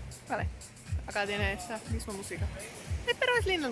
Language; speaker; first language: Spanish; non-native, learner; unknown